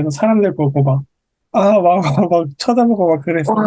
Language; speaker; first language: Korean; native; Korean